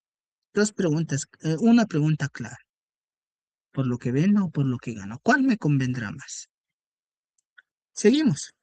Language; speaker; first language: Spanish; native; Spanish